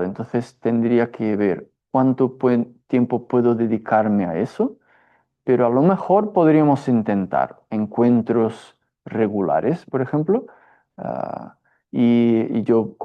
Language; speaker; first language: Spanish; non-native, fluent; Portuguese